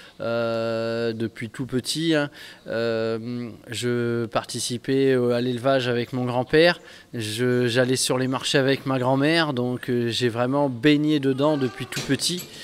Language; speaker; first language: French; native; French